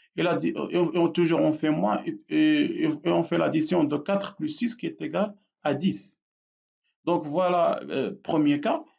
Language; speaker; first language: French; non-native, local second language; Arabic